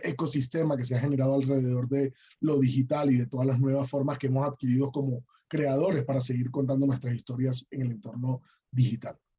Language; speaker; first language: Spanish; native; Spanish